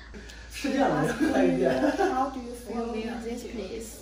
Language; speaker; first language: English; non-native, learner; Chinese